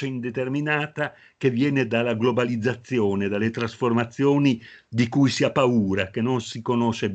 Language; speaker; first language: Italian; native; Italian